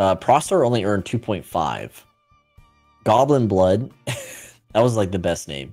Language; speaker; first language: English; native; English